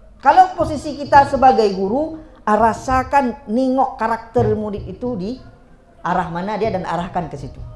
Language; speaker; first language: Malay; native; Malay